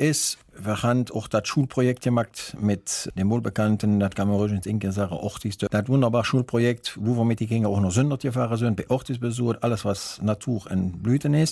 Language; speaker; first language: German; native; German